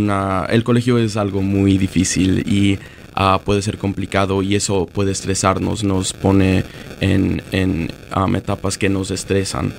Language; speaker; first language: Spanish; early bilingual, other home language; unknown